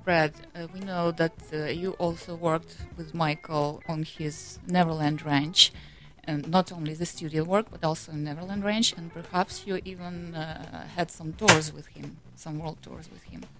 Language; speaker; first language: English; non-native, fluent; Russian